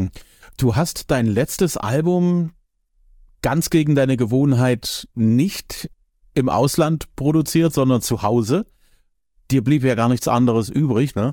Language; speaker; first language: German; native; German